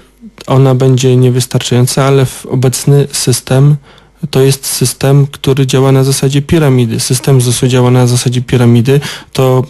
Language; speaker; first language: Polish; native; Polish